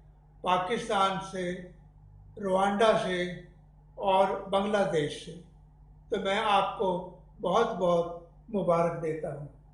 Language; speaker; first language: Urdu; non-native, fluent; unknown